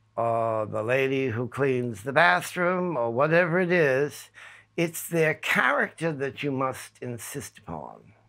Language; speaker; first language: English; native; English